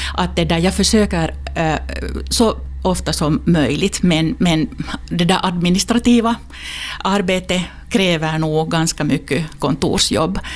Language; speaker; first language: Swedish; non-native, local second language; Finnish